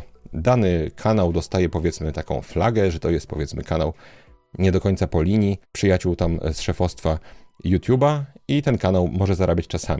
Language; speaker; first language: Polish; native; Polish